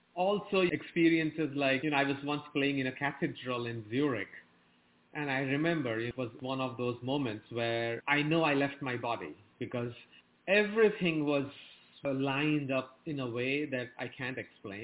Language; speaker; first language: English; non-native, local second language; Bangla